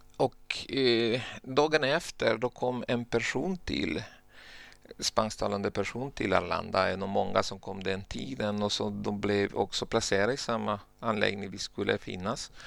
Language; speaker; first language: Swedish; non-native, fluent; Spanish